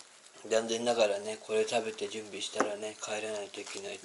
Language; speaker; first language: Japanese; native; Japanese